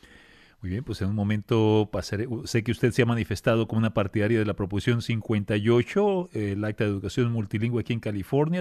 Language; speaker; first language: Spanish; native; Spanish